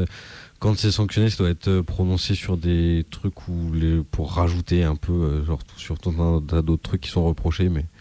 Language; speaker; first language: French; native; French